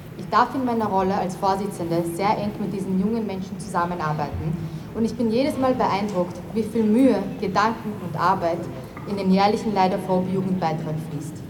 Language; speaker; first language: German; native; German